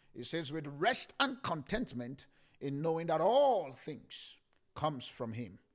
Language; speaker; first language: English; non-native, local second language; Yoruba